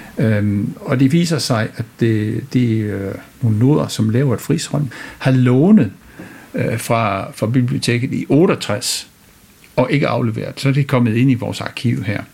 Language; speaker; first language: Danish; non-native, fluent; English